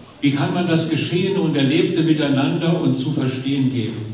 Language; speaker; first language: German; native; German